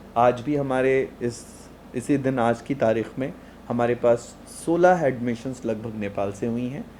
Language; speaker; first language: Hindi; native; Hindi